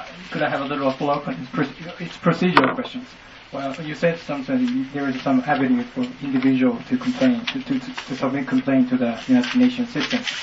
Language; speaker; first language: English; non-native, fluent; Japanese